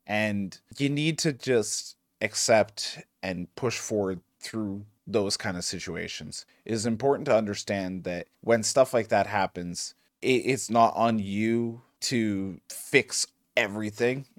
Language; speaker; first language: English; native; English